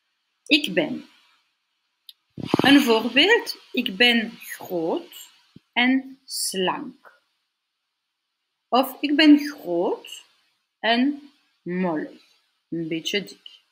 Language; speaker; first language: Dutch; non-native, local second language; French